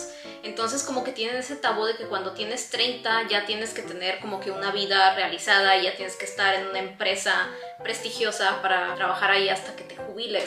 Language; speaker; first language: Spanish; native; Spanish